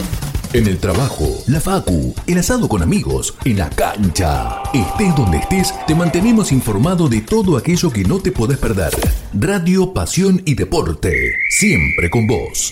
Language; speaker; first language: Spanish; native; Spanish